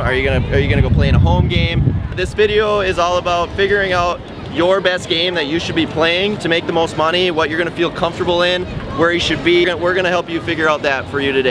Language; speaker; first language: English; native; English